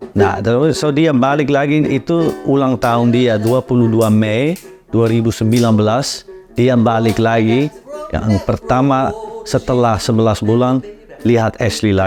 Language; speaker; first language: Indonesian; non-native, learner; Dutch